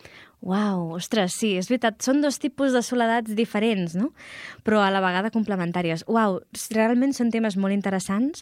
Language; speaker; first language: Catalan; native; Catalan